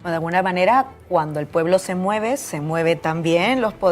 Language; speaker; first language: Spanish; native; Spanish